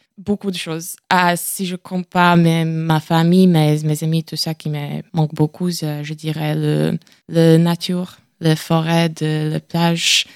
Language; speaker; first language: French; non-native, learner; Latvian